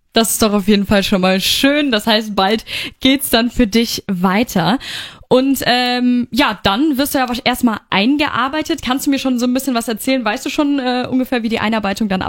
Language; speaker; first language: German; native; German